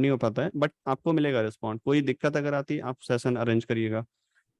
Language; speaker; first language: Hindi; native; Hindi